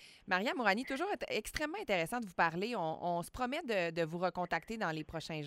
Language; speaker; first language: French; native; French